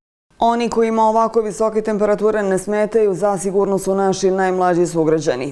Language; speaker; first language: Bosnian; native; Bosnian